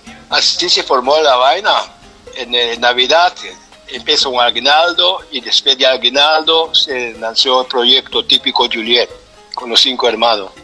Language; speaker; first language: Spanish; non-native, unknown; Papiamento